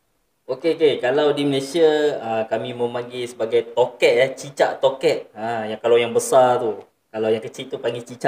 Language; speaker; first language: Malay; native; Malay